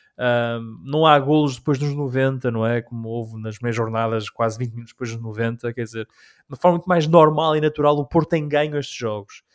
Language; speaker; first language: Portuguese; early bilingual, heritage; Portuguese